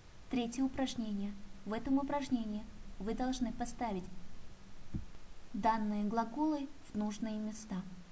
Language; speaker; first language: Russian; non-native, local second language; Kazakh